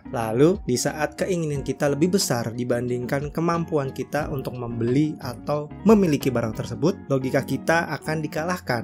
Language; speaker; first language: Indonesian; native; Indonesian